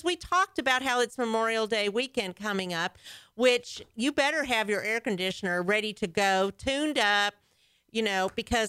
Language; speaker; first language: English; native; English